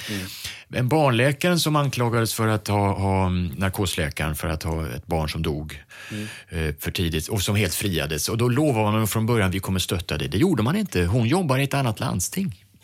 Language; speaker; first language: Swedish; native; Swedish